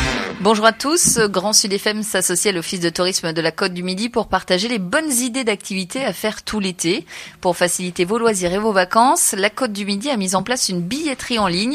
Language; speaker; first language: French; native; French